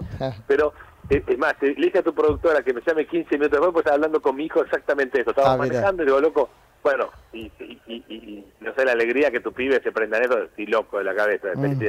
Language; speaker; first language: Spanish; native; Spanish